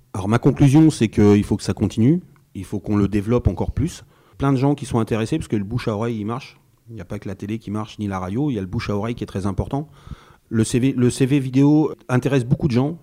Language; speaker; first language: French; native; French